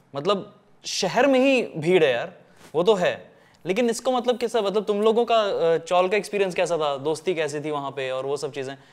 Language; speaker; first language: Hindi; native; Hindi